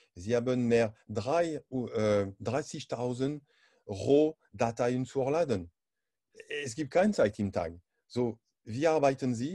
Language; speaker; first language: German; non-native, learner; French